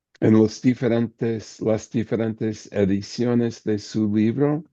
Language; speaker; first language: Spanish; non-native, fluent; English